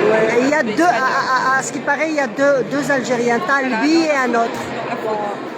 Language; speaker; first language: French; non-native, local second language; Arabic